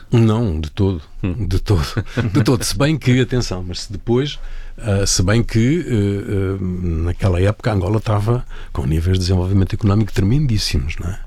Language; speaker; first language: Portuguese; native; Portuguese